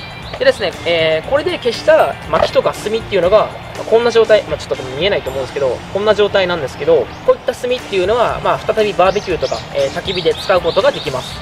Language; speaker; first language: Japanese; native; Japanese